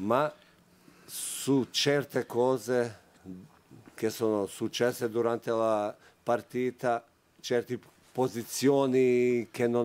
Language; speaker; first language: Italian; non-native, fluent; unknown